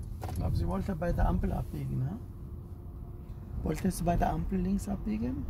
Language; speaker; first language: German; non-native, fluent; Turkish